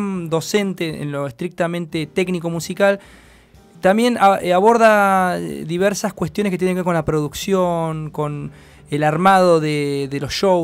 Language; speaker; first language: Spanish; native; Spanish